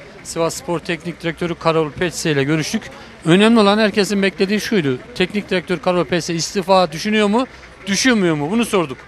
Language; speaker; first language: Turkish; native; Turkish